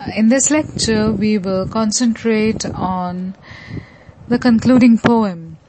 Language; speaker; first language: English; non-native, local second language; Bangla